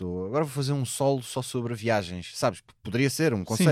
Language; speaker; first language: Portuguese; native; Portuguese